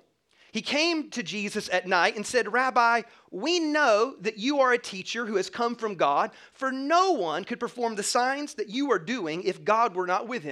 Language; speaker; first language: English; native; English